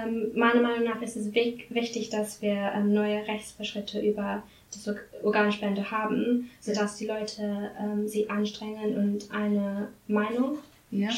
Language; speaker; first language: German; non-native, learner; English